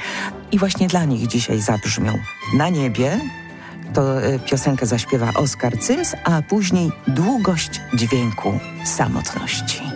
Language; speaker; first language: Polish; native; Polish